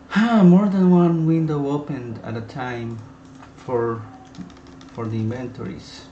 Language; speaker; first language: English; non-native, fluent; Spanish